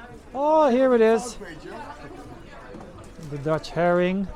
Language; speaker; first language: English; non-native, fluent; Dutch